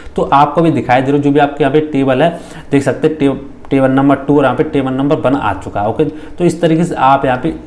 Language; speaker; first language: Hindi; native; Hindi